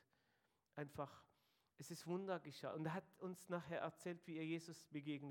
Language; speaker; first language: German; non-native, fluent; Arabic